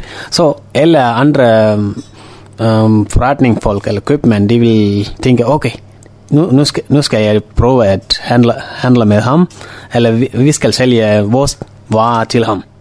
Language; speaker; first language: Danish; non-native, learner; Tamil